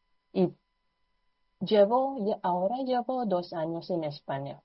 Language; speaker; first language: Spanish; non-native, fluent; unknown